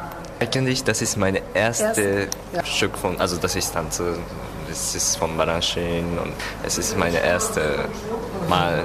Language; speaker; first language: German; non-native, learner; Japanese